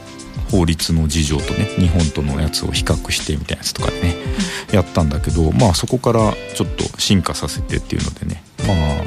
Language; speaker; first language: Japanese; native; Japanese